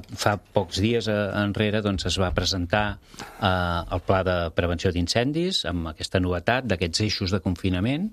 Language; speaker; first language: Catalan; native; Catalan